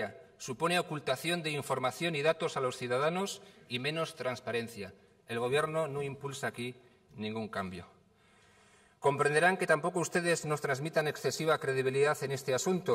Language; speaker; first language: Spanish; native; Spanish